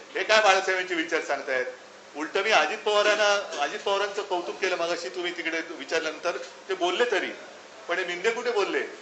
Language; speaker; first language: Marathi; native; Marathi